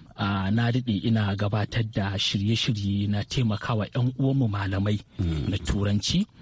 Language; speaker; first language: Hausa; native; Hausa